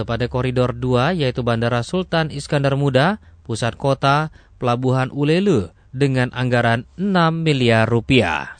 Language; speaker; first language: Indonesian; native; Indonesian